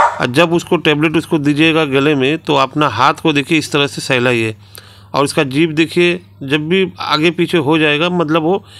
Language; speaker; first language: Hindi; non-native, local second language; Bangla